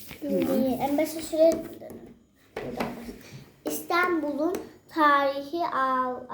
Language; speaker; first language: Turkish; native; Turkish